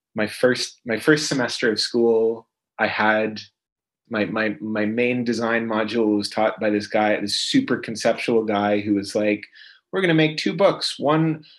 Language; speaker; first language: English; native; English